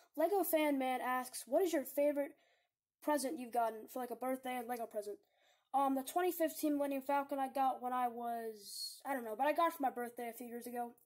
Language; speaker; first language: English; native; English